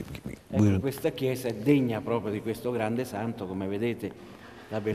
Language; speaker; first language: Italian; native; Italian